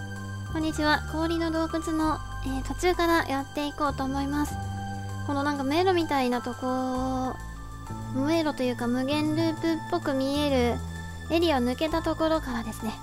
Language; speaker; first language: Japanese; native; Japanese